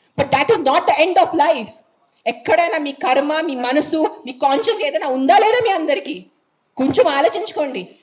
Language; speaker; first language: Telugu; non-native, fluent; Marathi